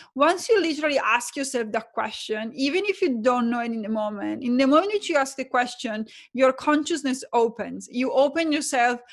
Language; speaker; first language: English; non-native, fluent; Italian